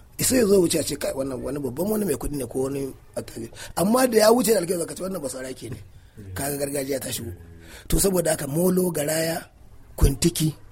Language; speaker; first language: Hausa; native; Hausa